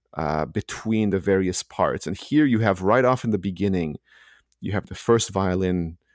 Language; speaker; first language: English; early bilingual, other home language; Hebrew